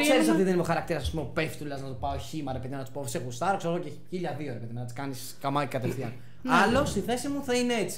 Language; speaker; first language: Greek; native; Greek